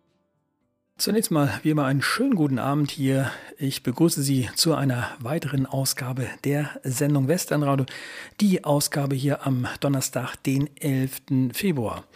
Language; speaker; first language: German; native; German